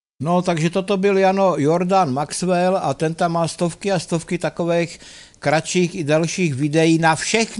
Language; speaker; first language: Czech; native; Czech